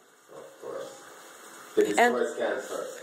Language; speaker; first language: English; non-native, learner; Hungarian